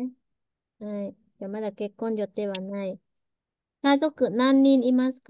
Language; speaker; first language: Japanese; early bilingual, heritage; Vietnamese